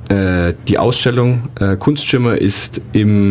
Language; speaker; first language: German; native; German